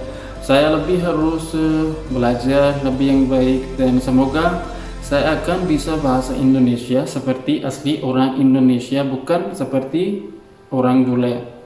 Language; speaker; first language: Indonesian; non-native, learner; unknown